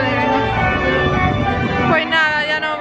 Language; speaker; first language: Spanish; native; Spanish